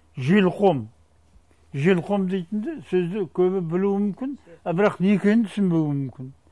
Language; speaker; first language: Kazakh; native; Kazakh